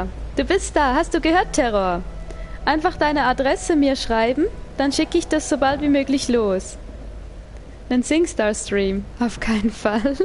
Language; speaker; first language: German; native; German